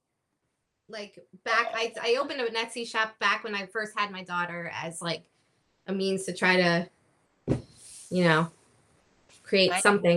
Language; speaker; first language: English; native; English